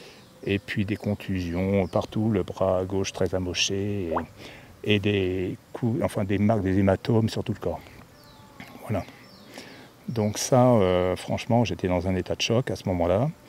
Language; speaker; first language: French; native; French